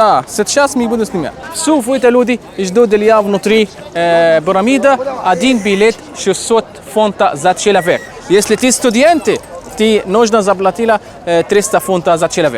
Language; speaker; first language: Russian; non-native, learner; Arabic